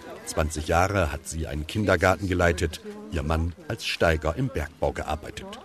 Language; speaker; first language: German; native; German